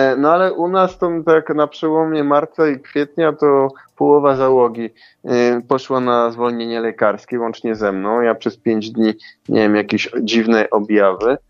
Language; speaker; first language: Polish; native; Polish